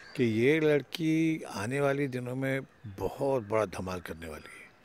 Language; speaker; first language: Hindi; native; Hindi